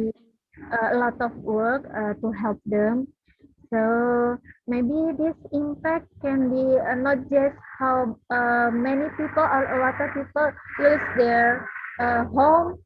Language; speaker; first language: English; non-native, learner; Indonesian